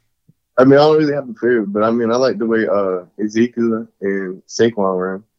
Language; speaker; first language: English; native; English